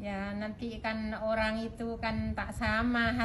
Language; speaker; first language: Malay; non-native, learner; Indonesian